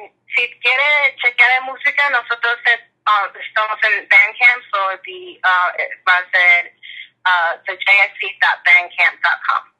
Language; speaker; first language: Spanish; early bilingual, heritage; English